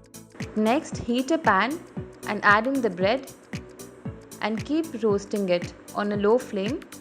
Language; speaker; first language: English; non-native, local second language; Hindi